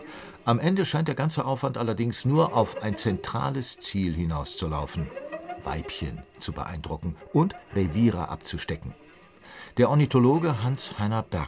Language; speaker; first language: German; native; German